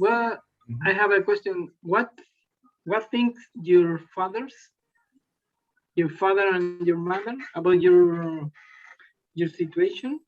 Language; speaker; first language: English; non-native, learner; Spanish